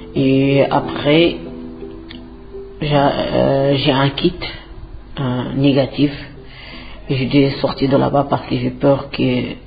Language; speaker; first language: French; non-native, local second language; Arabic